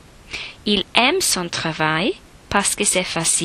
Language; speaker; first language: French; non-native, learner; English